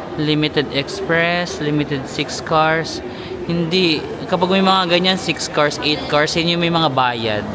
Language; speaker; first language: Filipino; non-native, local second language; Waray